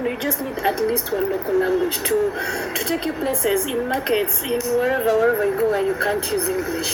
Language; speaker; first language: English; non-native, local second language; Ganda